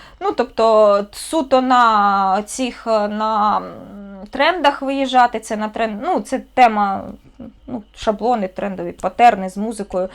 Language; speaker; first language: Ukrainian; non-native, local second language; Russian